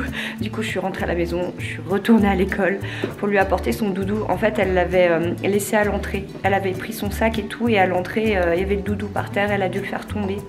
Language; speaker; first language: French; native; French